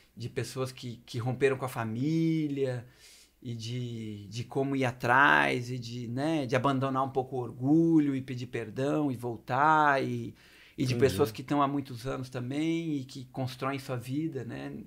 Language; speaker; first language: Portuguese; native; Portuguese